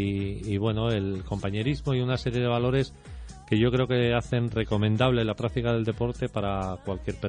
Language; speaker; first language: Spanish; native; Spanish